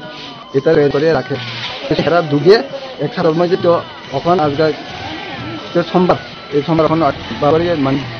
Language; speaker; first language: Bangla; non-native, local second language; Kok Borok